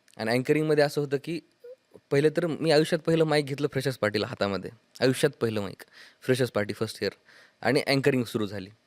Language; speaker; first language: Marathi; native; Marathi